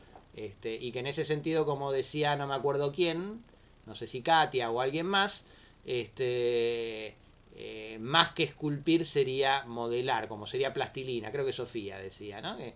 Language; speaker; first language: Spanish; native; Spanish